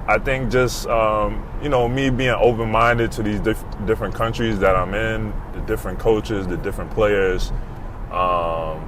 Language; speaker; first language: English; native; English